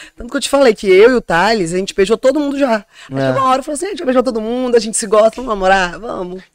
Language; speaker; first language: Portuguese; native; Portuguese